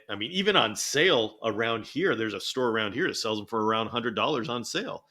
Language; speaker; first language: English; native; English